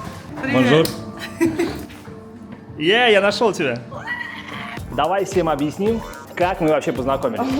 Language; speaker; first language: Russian; native; Russian